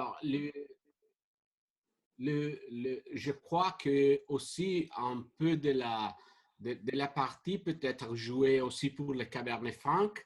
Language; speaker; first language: French; non-native, fluent; Italian